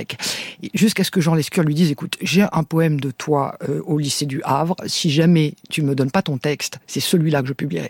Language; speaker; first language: French; native; French